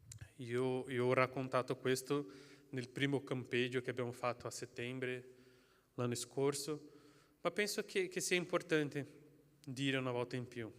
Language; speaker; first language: Italian; non-native, fluent; Portuguese